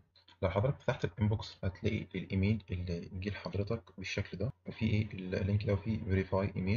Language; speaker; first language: Arabic; native; Arabic